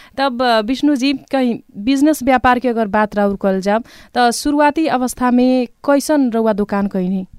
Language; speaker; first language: Bhojpuri; native; Bhojpuri